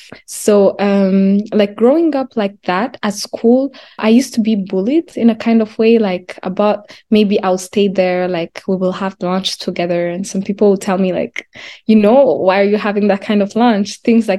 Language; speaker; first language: English; non-native, local second language; Kinyarwanda